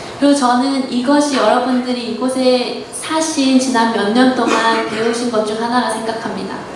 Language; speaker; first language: Korean; native; Korean